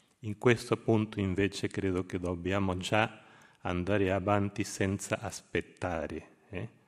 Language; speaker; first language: Italian; non-native, fluent; Spanish